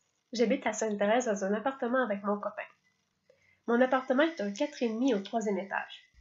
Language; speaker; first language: French; native; French